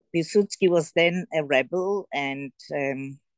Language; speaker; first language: English; early bilingual, heritage; Polish